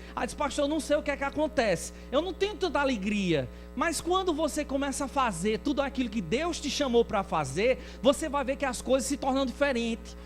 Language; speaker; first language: Portuguese; native; Portuguese